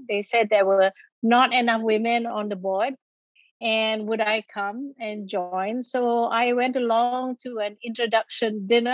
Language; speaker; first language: English; non-native, local second language; Malay